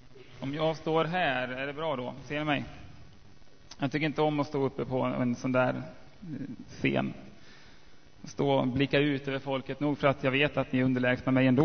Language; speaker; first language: Swedish; native; Swedish